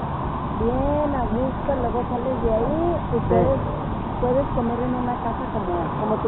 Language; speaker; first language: Spanish; native; Spanish